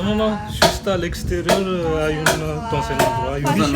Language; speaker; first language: French; non-native, local second language; Malagasy